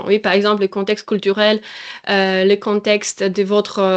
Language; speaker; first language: French; non-native, fluent; Polish